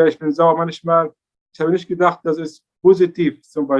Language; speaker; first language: German; non-native, learner; Arabic